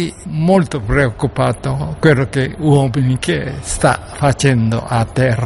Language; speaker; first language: Italian; non-native, learner; Japanese